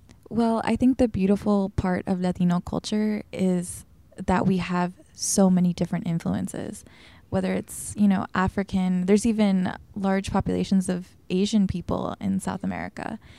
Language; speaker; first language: English; early bilingual, other home language; Spanish